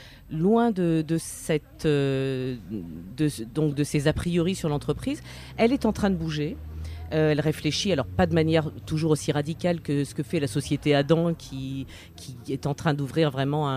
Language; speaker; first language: French; native; French